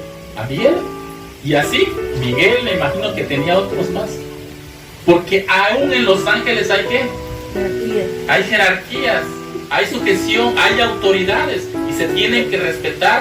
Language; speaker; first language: Spanish; native; Spanish